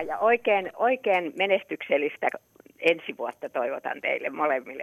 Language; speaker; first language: Finnish; native; Finnish